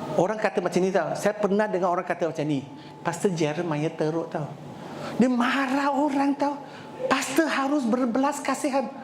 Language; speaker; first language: Malay; non-native, local second language; Chinese